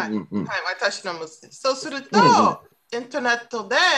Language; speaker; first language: Japanese; non-native, learner; English